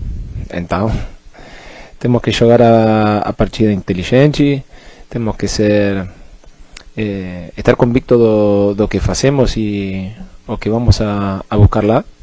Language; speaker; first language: Portuguese; non-native, fluent; Spanish